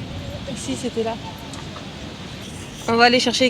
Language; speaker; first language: French; native; French